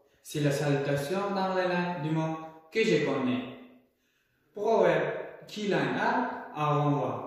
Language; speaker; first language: French; non-native, learner; Uzbek